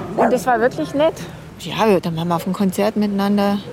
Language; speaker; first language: German; native; German